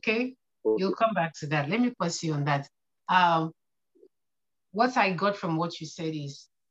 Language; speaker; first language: English; non-native, local second language; Yoruba